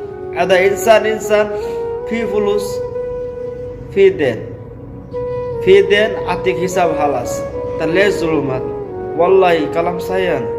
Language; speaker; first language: Arabic; non-native, learner; Bangla